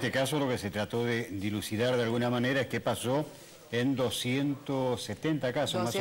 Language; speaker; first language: Spanish; native; Spanish